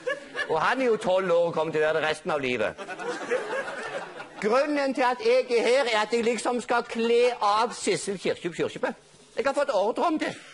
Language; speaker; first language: Norwegian; native; Norwegian